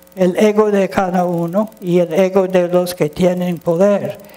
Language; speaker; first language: Spanish; non-native, fluent; English